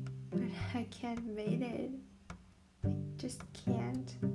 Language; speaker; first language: English; non-native, fluent; Chinese